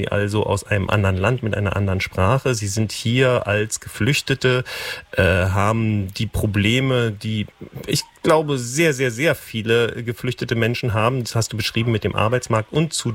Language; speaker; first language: German; native; German